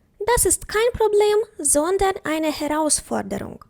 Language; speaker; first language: German; non-native, fluent; Ukrainian